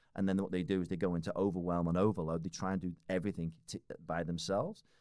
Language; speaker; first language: English; native; English